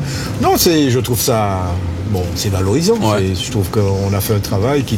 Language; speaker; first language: French; native; French